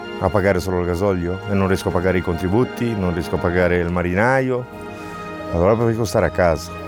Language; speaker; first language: Italian; non-native, fluent; Romanian